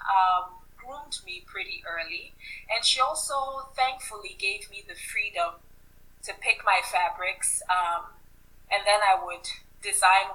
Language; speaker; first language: English; non-native, local second language; Yoruba